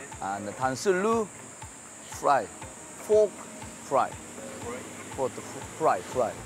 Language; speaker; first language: English; non-native, learner; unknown